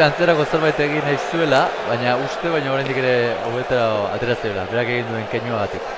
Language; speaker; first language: Basque; native; Basque